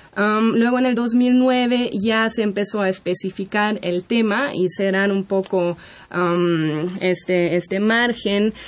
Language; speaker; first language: Spanish; non-native, fluent; German